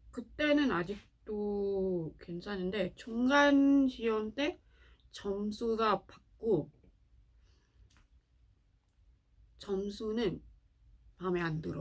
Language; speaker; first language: Korean; non-native, learner; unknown